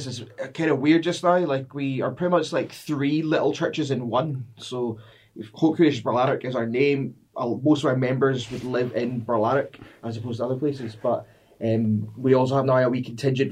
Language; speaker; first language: English; native; English